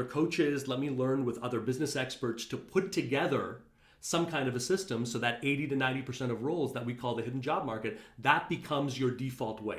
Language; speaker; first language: English; native; English